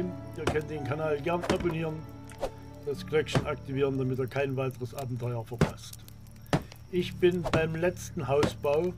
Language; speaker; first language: German; native; German